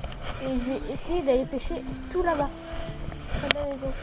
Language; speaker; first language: French; native; French